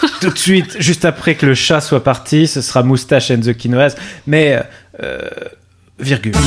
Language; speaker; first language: French; native; French